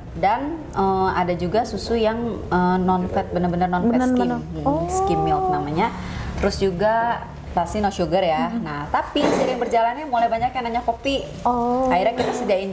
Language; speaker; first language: Indonesian; native; Indonesian